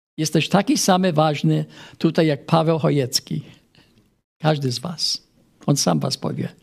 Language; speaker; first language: Polish; non-native, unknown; English